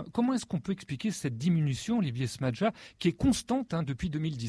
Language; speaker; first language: French; native; French